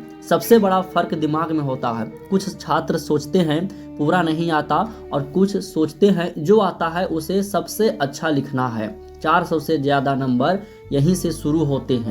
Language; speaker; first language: Hindi; native; Hindi